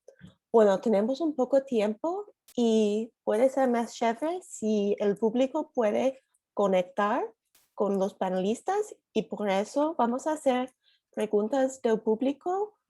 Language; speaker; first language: Spanish; non-native, learner; English